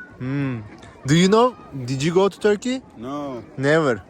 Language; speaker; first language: English; non-native, learner; Turkish